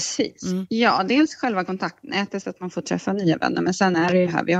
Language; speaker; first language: Swedish; native; Swedish